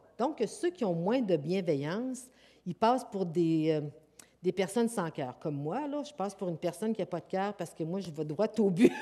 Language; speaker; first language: French; native; French